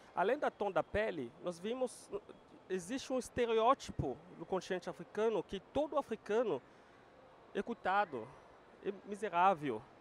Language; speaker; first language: Portuguese; non-native, fluent; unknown